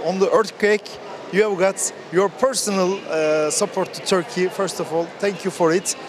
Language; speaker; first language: English; non-native, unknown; Turkish